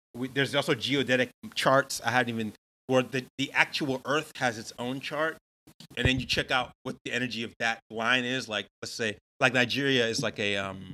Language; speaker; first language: English; native; English